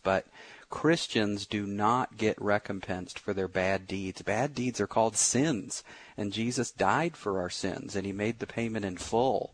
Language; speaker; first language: English; native; English